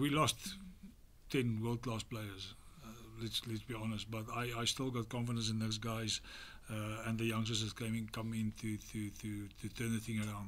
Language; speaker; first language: English; non-native, local second language; Afrikaans